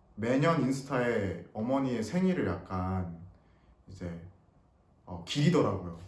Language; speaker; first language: Korean; native; Korean